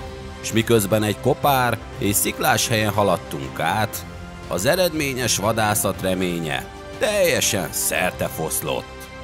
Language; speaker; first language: Hungarian; native; Hungarian